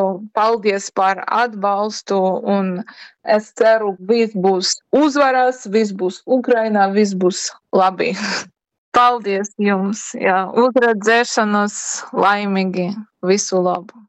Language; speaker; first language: Latvian; non-native, learner; Ukrainian